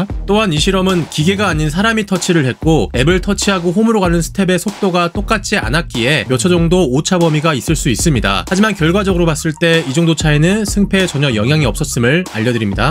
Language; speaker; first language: Korean; native; Korean